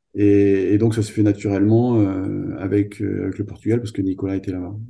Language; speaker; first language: French; native; French